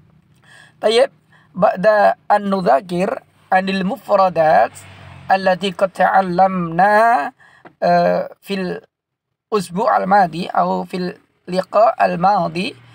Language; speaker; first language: Arabic; non-native, fluent; Indonesian